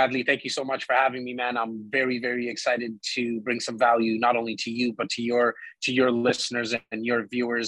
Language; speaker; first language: English; native; English